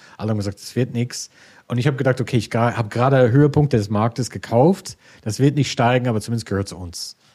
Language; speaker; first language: German; non-native, fluent; English